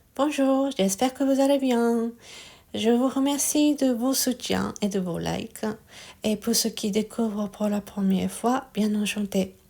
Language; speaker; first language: French; non-native, fluent; Japanese